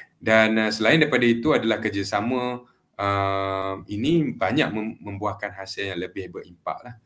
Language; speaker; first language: Malay; native; Malay